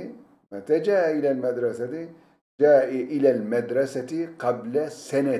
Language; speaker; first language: Arabic; non-native, fluent; Turkish